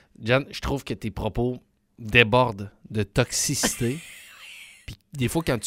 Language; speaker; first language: French; native; French